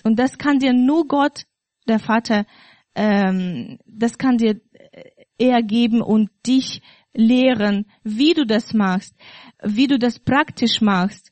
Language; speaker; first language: German; non-native, fluent; Russian